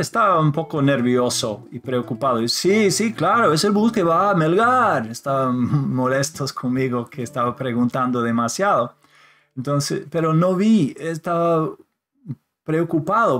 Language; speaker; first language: Spanish; non-native, fluent; English